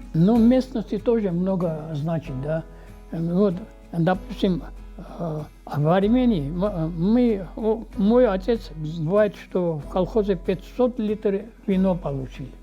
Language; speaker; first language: Russian; non-native, local second language; Armenian